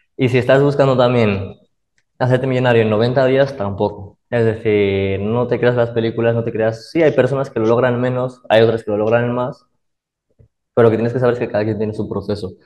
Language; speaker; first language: Spanish; early bilingual, other home language; Arabic